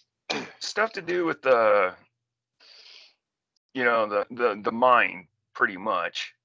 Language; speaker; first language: English; native; English